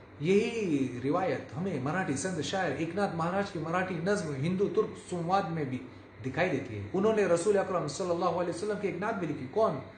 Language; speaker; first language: Urdu; native; Urdu